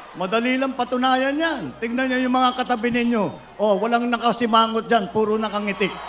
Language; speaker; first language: Filipino; native; Filipino